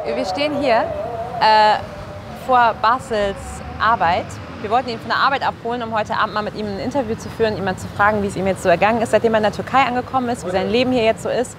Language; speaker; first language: German; native; German